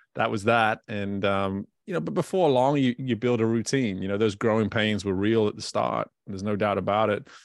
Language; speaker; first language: English; native; English